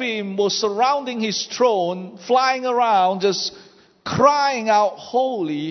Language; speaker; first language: English; non-native, local second language; Chinese